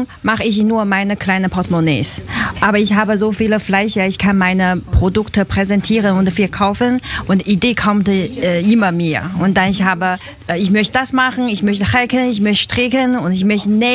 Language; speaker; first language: German; non-native, learner; Chinese